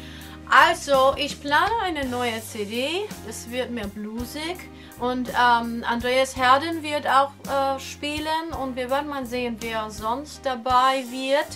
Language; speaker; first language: German; non-native, fluent; English